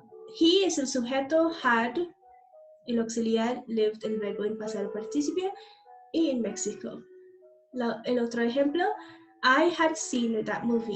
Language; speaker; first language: Spanish; non-native, fluent; English